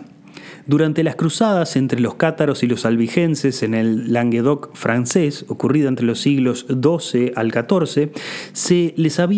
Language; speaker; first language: Spanish; native; Spanish